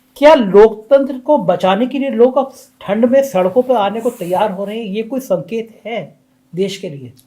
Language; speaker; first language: Hindi; native; Hindi